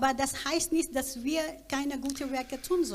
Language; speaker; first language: German; non-native, learner; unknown